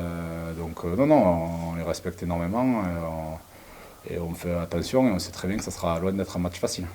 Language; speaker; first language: French; native; French